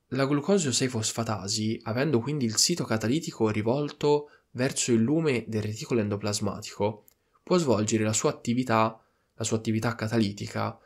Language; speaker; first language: Italian; native; Italian